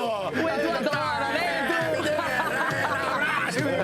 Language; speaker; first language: Portuguese; native; Portuguese